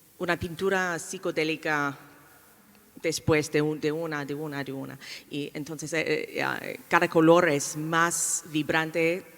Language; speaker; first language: Spanish; non-native, fluent; English